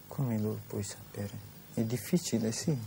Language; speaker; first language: Italian; non-native, learner; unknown